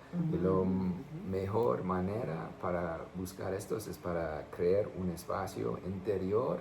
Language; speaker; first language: Spanish; non-native, fluent; English